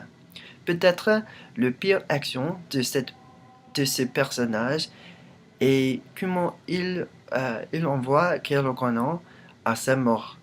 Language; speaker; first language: French; non-native, learner; English